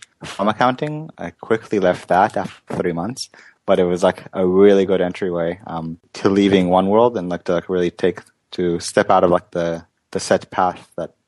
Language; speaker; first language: English; native; English